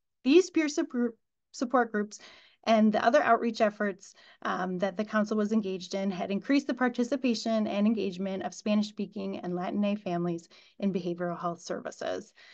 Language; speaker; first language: English; native; English